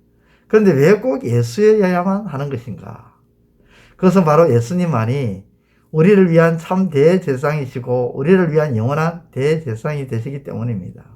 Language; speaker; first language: Korean; native; Korean